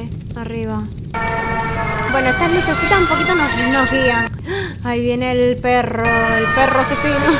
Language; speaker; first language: Spanish; native; Spanish